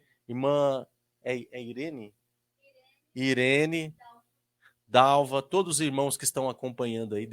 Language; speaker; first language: Portuguese; native; Portuguese